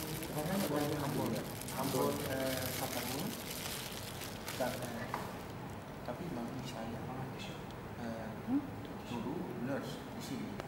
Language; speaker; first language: Indonesian; early bilingual, heritage; Dutch